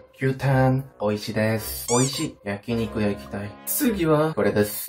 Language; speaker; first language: Japanese; non-native, fluent; Korean